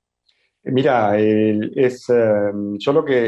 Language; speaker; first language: Spanish; native; Spanish